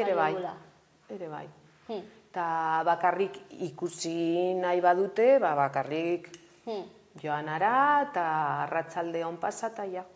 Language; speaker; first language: Basque; non-native, local second language; Spanish